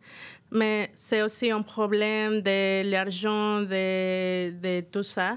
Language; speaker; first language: French; non-native, fluent; Spanish